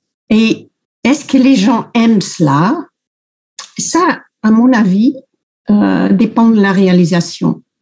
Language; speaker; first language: French; non-native, fluent; Dutch